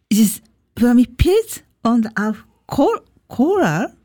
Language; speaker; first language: German; non-native, learner; Japanese